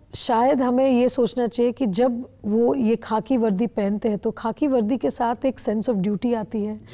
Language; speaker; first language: Hindi; non-native, local second language; Bangla